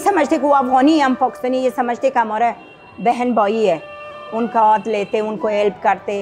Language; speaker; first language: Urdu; non-native, fluent; Persian